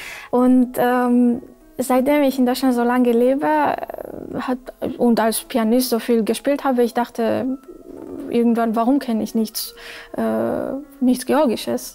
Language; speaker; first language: German; non-native, fluent; Georgian